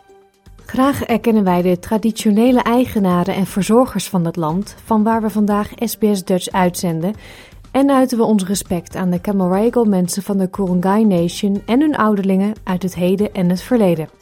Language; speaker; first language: Dutch; native; Dutch